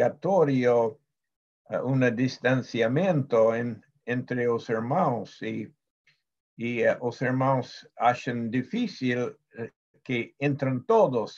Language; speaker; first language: Portuguese; non-native, fluent; Spanish